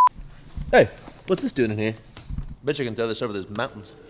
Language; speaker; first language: English; native; English